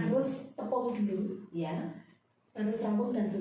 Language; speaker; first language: Indonesian; native; Indonesian